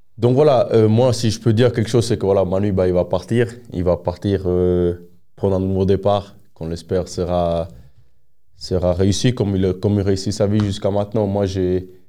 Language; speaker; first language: French; native; French